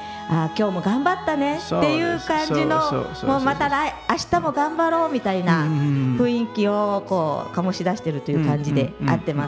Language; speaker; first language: Japanese; native; Japanese